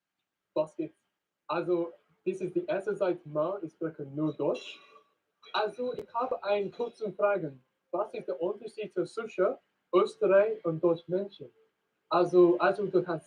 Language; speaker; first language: German; non-native, learner; English